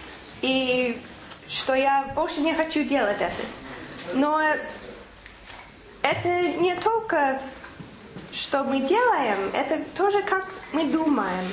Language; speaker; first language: Russian; non-native, fluent; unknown